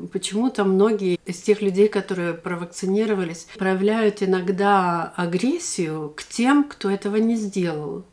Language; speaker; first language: Russian; native; Russian